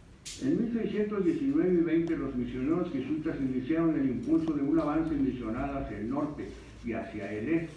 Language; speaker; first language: Spanish; native; Spanish